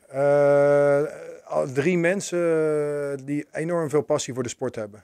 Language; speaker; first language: Dutch; native; Dutch